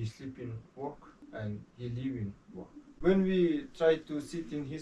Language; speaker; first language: English; non-native, learner; Mongolian